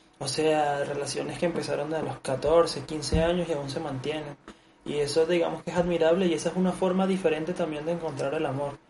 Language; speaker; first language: Spanish; native; Spanish